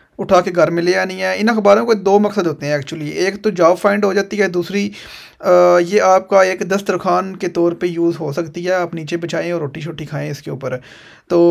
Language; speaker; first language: Urdu; non-native, local second language; Punjabi